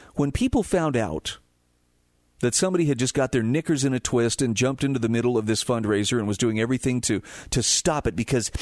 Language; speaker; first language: English; native; English